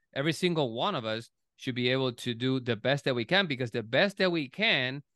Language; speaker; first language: English; non-native, fluent; Spanish